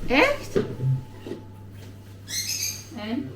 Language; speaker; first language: Dutch; non-native, learner; Filipino